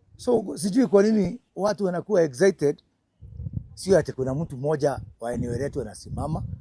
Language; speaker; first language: Swahili; native; Swahili